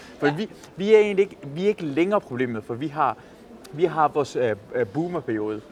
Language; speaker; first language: Danish; early bilingual, other home language; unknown